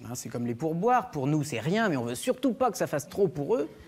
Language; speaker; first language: French; native; French